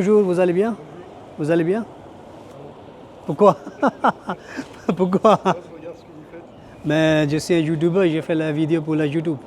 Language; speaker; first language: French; non-native, learner; Hindi